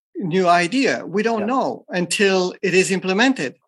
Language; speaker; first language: English; non-native, fluent; French